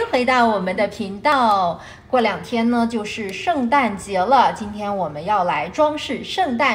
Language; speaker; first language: Chinese; native; Chinese